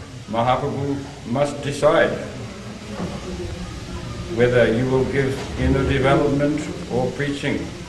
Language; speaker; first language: English; non-native, local second language; Bangla